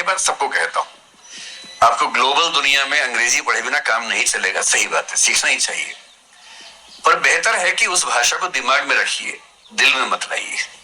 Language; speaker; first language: Hindi; native; Hindi